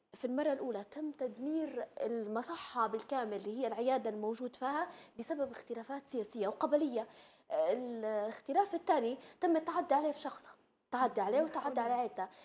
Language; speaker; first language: Arabic; native; Arabic